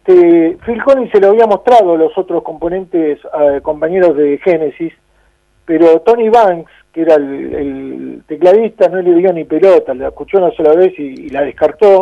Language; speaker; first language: Spanish; native; Spanish